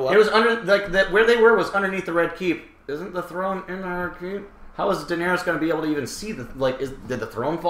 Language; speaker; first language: English; native; English